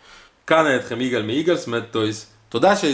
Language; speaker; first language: Hebrew; native; Hebrew